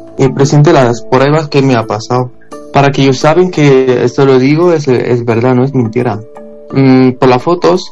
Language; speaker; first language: Spanish; non-native, learner; Arabic